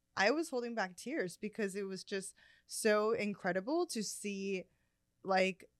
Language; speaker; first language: English; early bilingual, other home language; Chinese